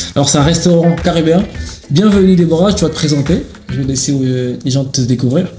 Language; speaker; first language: French; non-native, local second language; Lingala